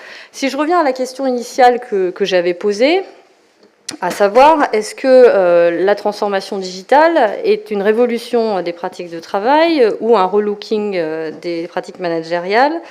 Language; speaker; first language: French; native; French